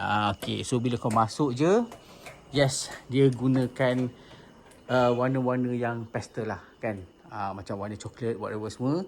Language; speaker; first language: Malay; native; Malay